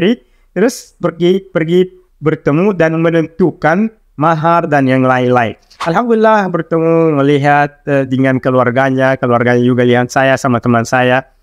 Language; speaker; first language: Indonesian; non-native, local second language; Arabic